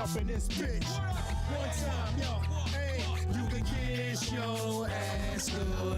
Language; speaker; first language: English; native; English